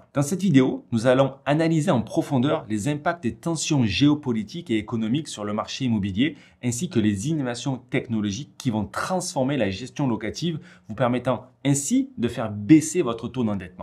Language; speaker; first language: French; native; French